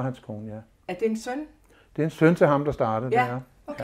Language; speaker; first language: Danish; native; Danish